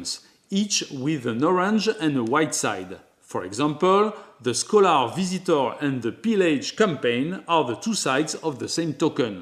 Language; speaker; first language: English; non-native, fluent; French